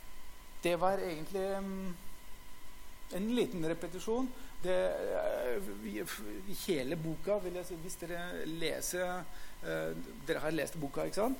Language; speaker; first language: Norwegian; non-native, fluent; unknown